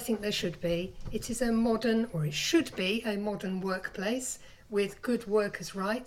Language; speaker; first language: English; native; English